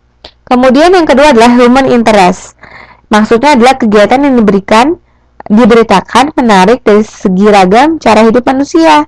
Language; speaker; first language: Indonesian; native; Indonesian